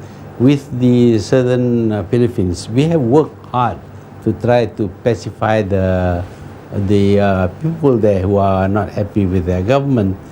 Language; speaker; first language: English; non-native, local second language; Malay